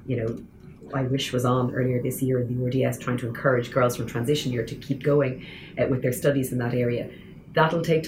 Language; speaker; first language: English; native; English